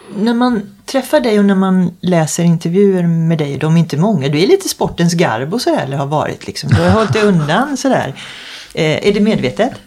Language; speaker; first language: Swedish; native; Swedish